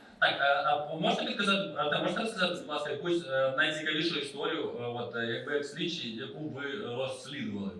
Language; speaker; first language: Ukrainian; non-native, local second language; Russian